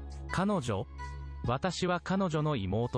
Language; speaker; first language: Japanese; non-native, learner; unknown